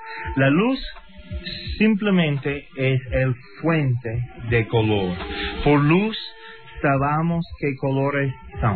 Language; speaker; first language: Spanish; non-native, learner; English